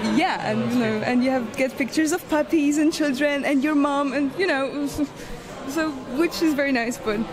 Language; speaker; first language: English; non-native, fluent; Polish